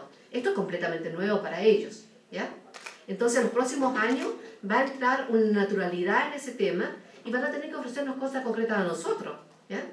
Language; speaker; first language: Spanish; native; Spanish